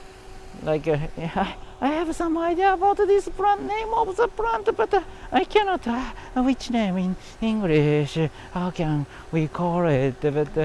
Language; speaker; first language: English; non-native, learner; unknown